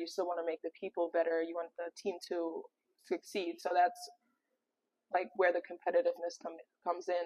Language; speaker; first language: English; non-native, fluent; German